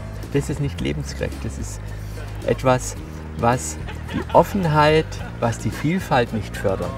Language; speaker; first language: German; native; German